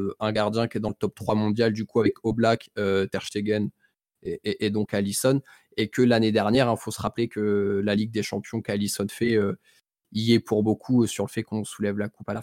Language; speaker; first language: French; native; French